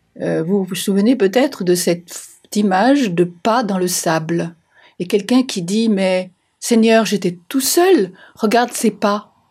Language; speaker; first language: French; native; French